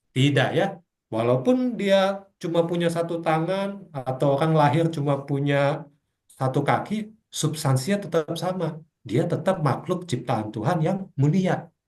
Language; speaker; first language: Indonesian; native; Indonesian